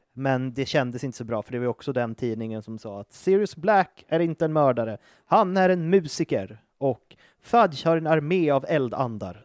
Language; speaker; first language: Swedish; native; Swedish